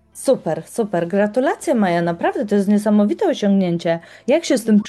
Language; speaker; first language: Polish; native; Polish